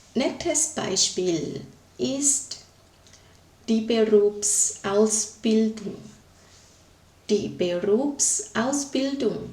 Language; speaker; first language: German; non-native, learner; Thai